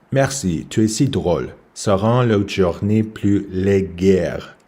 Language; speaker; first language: French; non-native, learner; English